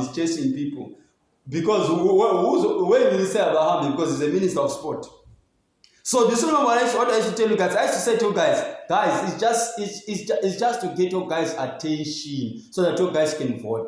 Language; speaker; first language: English; non-native, local second language; Zulu